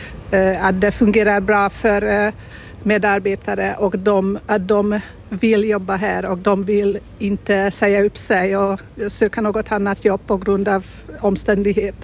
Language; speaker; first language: Swedish; non-native, fluent; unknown